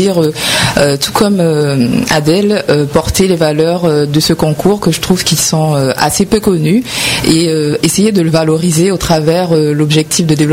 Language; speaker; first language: French; native; French